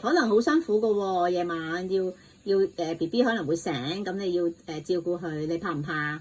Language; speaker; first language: Cantonese; native; Cantonese